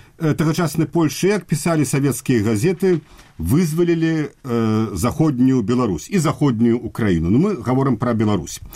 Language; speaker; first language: Belarusian; native; Belarusian